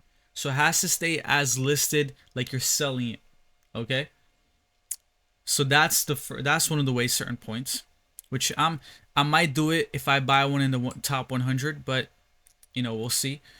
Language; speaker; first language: English; native; English